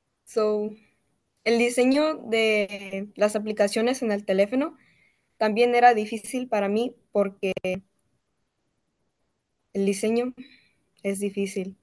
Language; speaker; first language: Spanish; early bilingual, heritage; Spanish